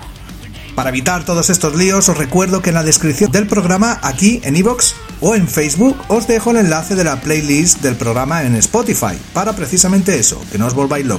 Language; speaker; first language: Spanish; native; Spanish